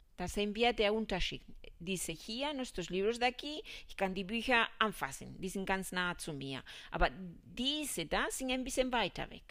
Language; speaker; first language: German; non-native, fluent; Spanish